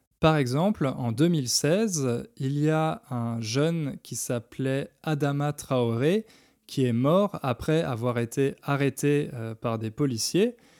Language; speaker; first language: French; native; French